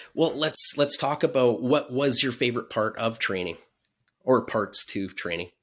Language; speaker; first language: English; native; English